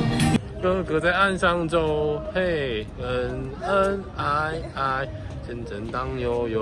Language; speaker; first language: Chinese; native; Chinese